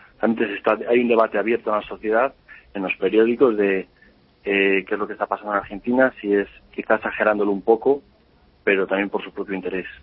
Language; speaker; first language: Spanish; native; Spanish